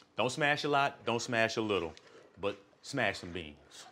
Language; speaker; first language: English; native; English